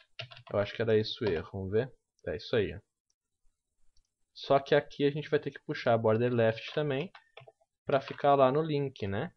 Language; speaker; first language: Portuguese; native; Portuguese